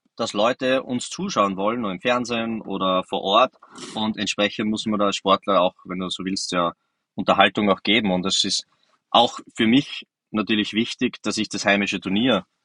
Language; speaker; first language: German; native; German